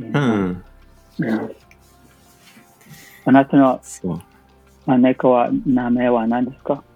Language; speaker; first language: Japanese; non-native, learner; English